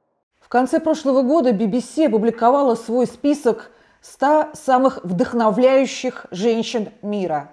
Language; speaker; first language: Russian; native; Russian